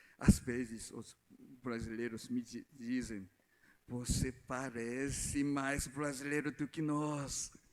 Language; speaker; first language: Portuguese; non-native, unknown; Korean